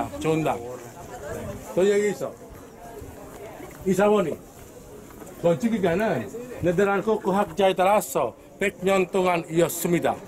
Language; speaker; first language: Korean; non-native, learner; Indonesian